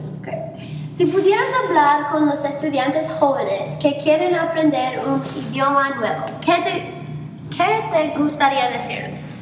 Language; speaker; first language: Spanish; non-native, learner; English